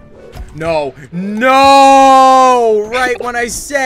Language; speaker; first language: English; native; English